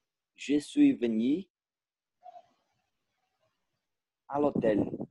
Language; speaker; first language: French; non-native, learner; Portuguese